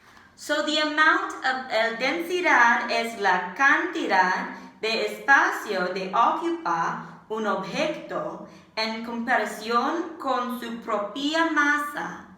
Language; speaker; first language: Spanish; non-native, learner; English